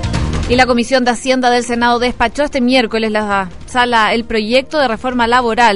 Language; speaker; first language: Spanish; native; Spanish